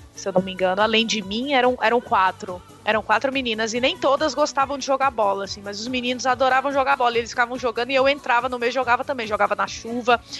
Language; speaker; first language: Portuguese; native; Portuguese